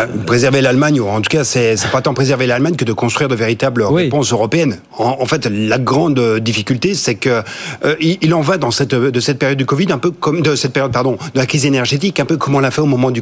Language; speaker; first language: French; native; French